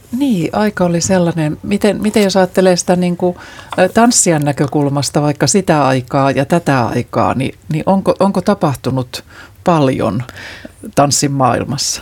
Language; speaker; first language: Finnish; native; Finnish